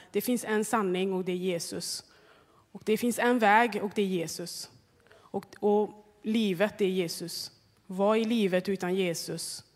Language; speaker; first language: Swedish; non-native, fluent; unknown